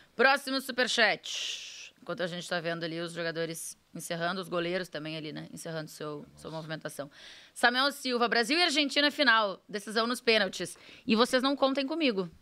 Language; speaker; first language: Portuguese; native; Portuguese